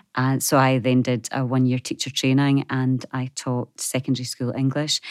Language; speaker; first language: English; native; English